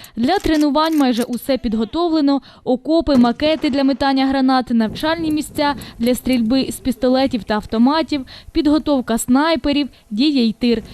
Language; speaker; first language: Ukrainian; native; Ukrainian